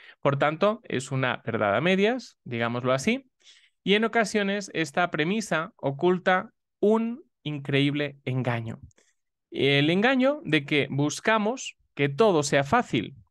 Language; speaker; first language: Spanish; native; Spanish